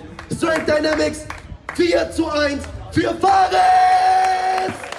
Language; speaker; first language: German; native; German